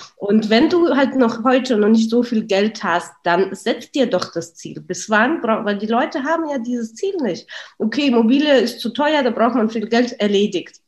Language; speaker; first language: German; early bilingual, other home language; Russian